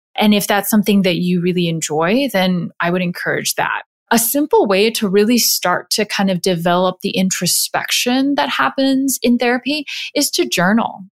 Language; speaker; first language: English; native; English